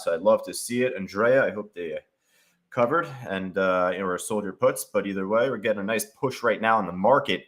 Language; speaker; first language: English; native; English